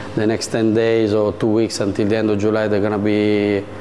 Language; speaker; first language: English; non-native, fluent; Italian